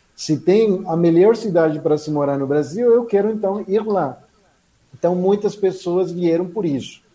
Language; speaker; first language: Portuguese; non-native, fluent; Spanish